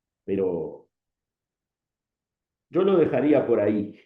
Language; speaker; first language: Spanish; native; Spanish